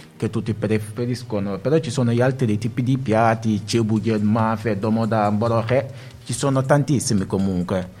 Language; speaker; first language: Italian; non-native, learner; Wolof